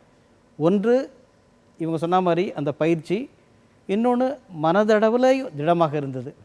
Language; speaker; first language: Tamil; native; Tamil